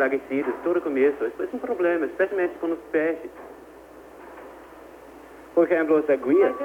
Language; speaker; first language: Portuguese; non-native, learner; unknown